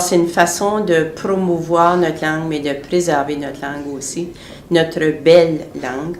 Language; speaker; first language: French; native; French